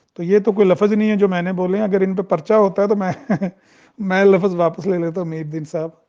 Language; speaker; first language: Urdu; non-native, local second language; Punjabi